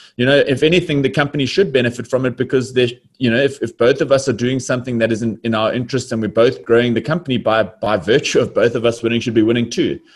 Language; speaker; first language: English; native; English